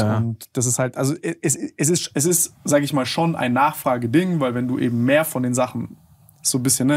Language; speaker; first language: German; native; German